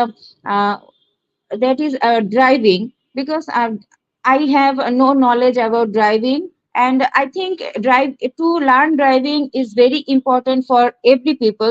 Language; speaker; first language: English; non-native, learner; Bangla